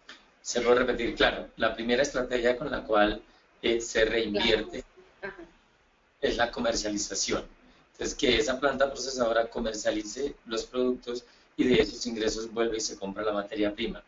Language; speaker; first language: Spanish; native; Spanish